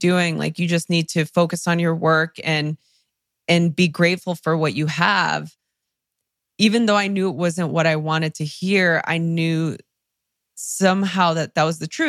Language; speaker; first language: English; early bilingual, other home language; Spanish